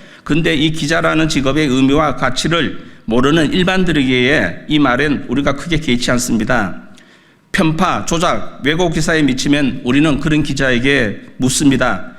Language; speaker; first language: Korean; native; Korean